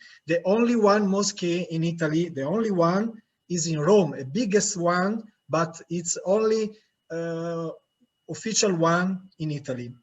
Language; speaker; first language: English; non-native, learner; Italian